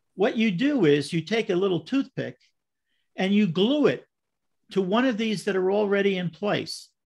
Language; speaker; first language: English; native; English